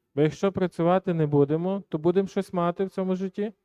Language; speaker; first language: Ukrainian; native; Ukrainian